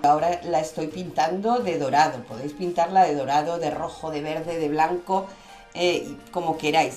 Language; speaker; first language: Spanish; native; Spanish